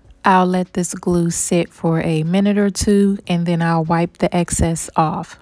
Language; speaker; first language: English; native; English